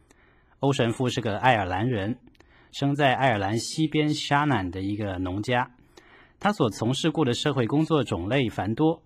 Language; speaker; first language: Chinese; native; Chinese